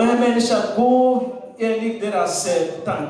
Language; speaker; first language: Swedish; non-native, learner; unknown